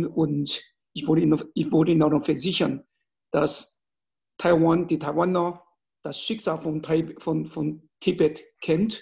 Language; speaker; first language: German; non-native, fluent; Chinese